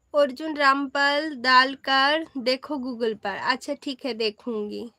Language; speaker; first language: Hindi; non-native, learner; Bangla